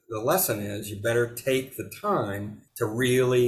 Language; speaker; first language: English; native; English